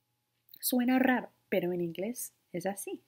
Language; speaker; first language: Spanish; non-native, fluent; English